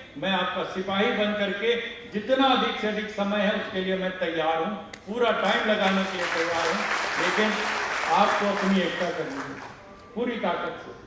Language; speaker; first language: Hindi; non-native, local second language; Telugu